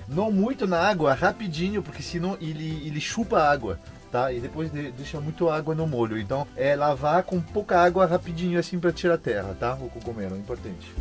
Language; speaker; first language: Portuguese; non-native, fluent; French